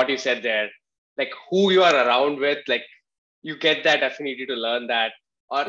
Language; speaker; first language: English; non-native, local second language; Malayalam